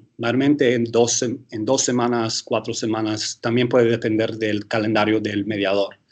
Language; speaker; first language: Spanish; early bilingual, heritage; English